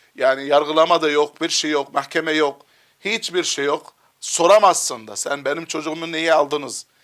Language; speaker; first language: Turkish; non-native, fluent; Arabic